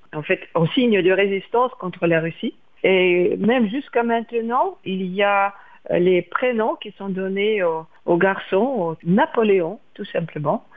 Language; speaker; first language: French; non-native, fluent; Lithuanian